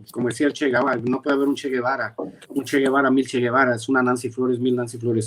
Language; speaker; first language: Spanish; native; Spanish